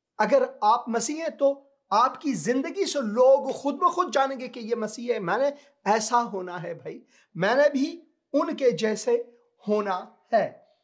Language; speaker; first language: Urdu; non-native, local second language; Punjabi